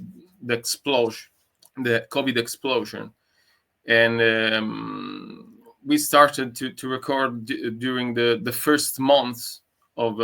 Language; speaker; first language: English; non-native, learner; Italian